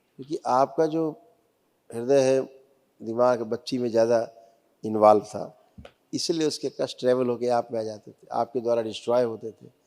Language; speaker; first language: Hindi; native; Hindi